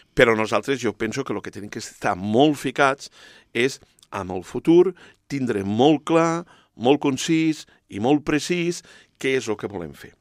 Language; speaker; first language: Catalan; non-native, local second language; Spanish